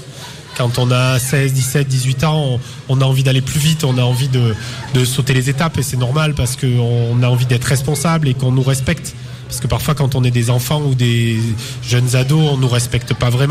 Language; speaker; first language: French; native; French